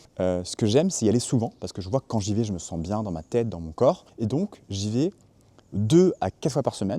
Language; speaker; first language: French; native; French